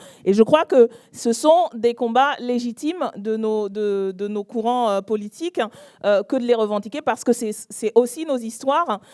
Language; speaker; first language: French; native; French